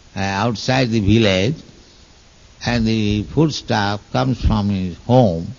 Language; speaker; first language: English; non-native, local second language; Bangla